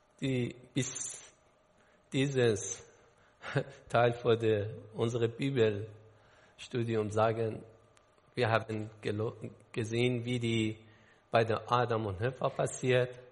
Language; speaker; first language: German; non-native, learner; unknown